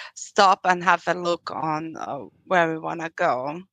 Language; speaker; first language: English; non-native, fluent; German